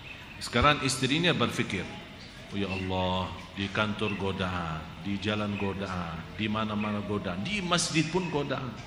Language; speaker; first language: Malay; non-native, fluent; Arabic